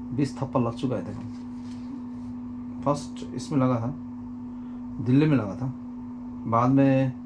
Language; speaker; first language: Hindi; non-native, local second language; Bangla